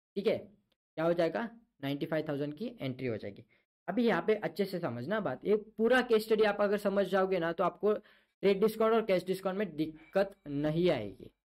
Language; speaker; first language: Hindi; non-native, local second language; Marathi